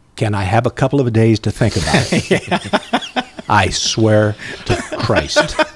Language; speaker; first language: English; native; English